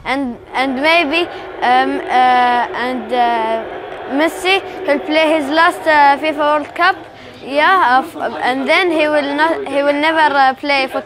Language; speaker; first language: English; non-native, learner; Arabic